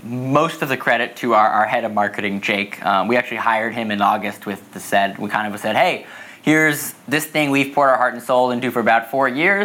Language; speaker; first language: English; native; English